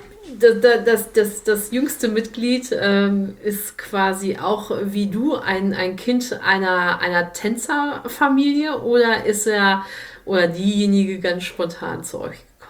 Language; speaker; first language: German; native; German